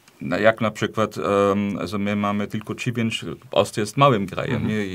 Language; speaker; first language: Polish; non-native, fluent; German